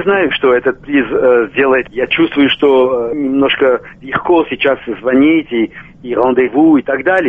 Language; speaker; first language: Russian; non-native, local second language; Armenian